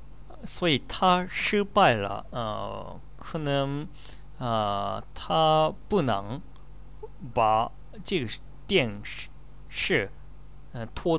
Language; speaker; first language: Chinese; non-native, learner; Japanese